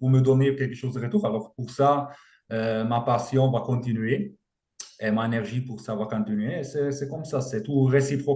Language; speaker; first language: French; non-native, fluent; German